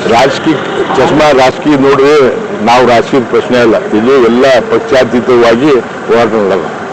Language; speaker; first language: Kannada; non-native, local second language; Lambadi